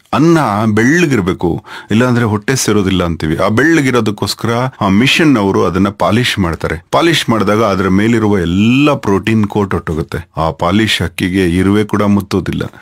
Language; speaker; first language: Kannada; native; Kannada